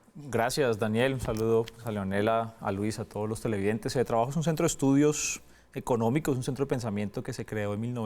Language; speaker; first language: Spanish; native; Spanish